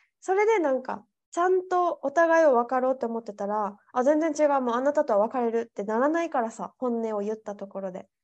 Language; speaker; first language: Japanese; native; Japanese